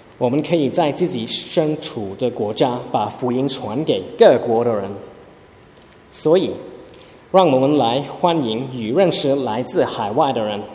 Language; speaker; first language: Chinese; early bilingual, heritage; Chinese